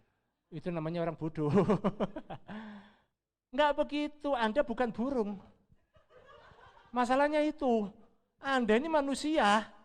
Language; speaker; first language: Indonesian; native; Indonesian